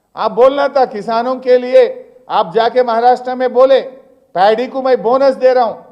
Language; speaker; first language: Hindi; non-native, local second language; Telugu